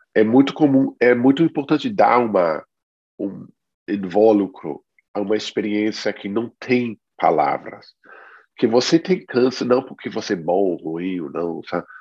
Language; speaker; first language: Portuguese; non-native, fluent; English